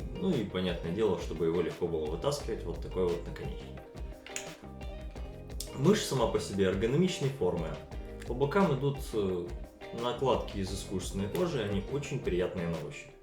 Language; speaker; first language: Russian; non-native, local second language; Ukrainian